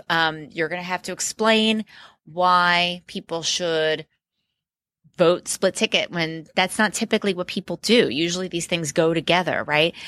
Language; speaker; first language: English; native; English